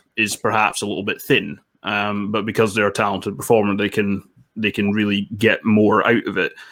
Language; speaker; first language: English; native; English